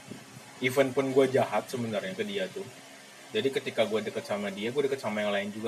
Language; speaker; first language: Indonesian; native; Indonesian